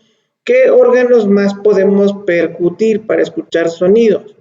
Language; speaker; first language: Spanish; native; Spanish